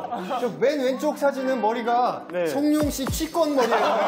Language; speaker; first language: Korean; native; Korean